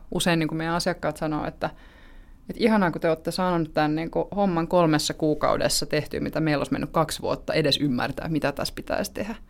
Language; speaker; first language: Finnish; native; Finnish